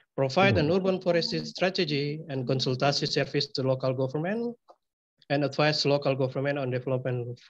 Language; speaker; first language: English; non-native, fluent; Indonesian